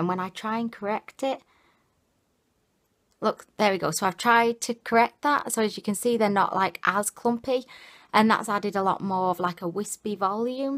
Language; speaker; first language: English; native; English